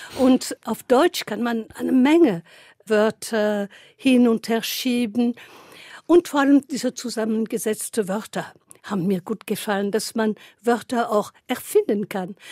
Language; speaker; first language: German; non-native, fluent; French